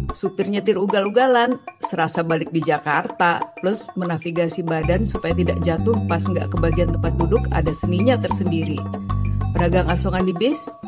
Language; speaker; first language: Indonesian; native; Indonesian